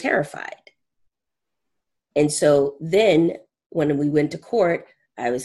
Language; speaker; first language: English; native; English